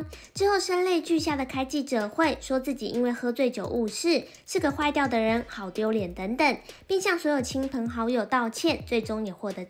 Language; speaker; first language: Chinese; native; Chinese